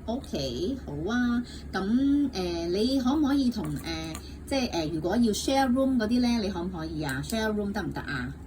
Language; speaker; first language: Cantonese; native; Cantonese